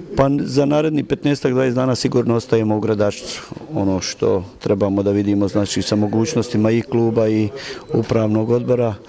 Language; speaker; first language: Bosnian; native; Bosnian